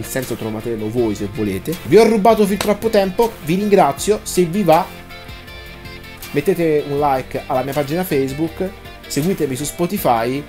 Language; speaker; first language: Italian; native; Italian